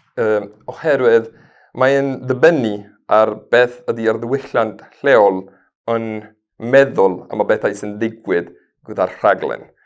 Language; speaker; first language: Welsh; non-native, learner; Spanish